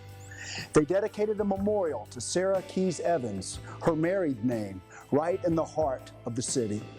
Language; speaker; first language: English; native; English